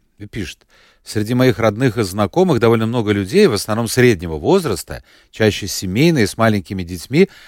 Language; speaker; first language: Russian; native; Russian